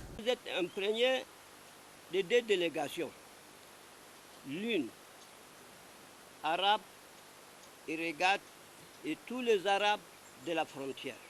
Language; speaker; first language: French; non-native, local second language; Arabic